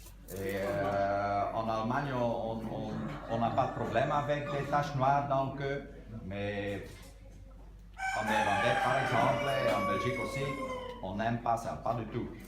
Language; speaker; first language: French; non-native, local second language; Dutch